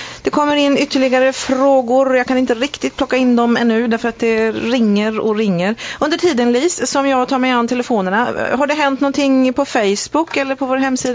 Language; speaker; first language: Swedish; native; Swedish